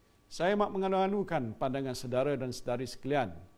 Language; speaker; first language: Malay; native; Malay